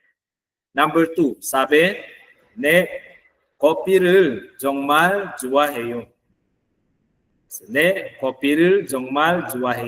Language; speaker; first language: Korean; non-native, fluent; Filipino